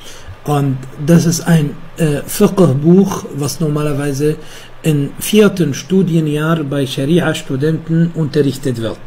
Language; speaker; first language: German; non-native, fluent; Arabic